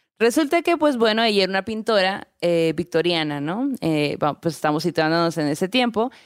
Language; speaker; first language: Spanish; native; Spanish